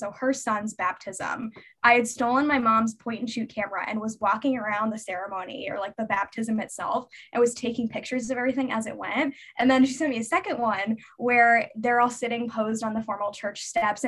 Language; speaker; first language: English; native; English